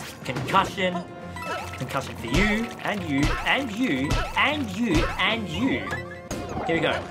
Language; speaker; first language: English; native; English